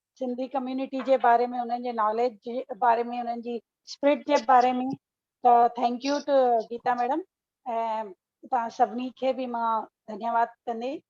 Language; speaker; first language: Sindhi; early bilingual, heritage; Sindhi